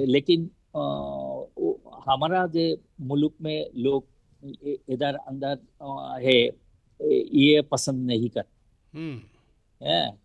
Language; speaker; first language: Hindi; non-native, learner; Bangla